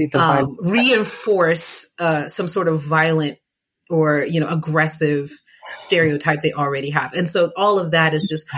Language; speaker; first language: English; native; English